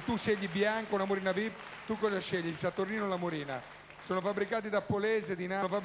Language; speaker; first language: Italian; native; Italian